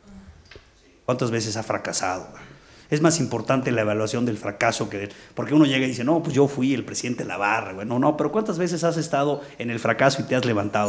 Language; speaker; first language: Spanish; native; Spanish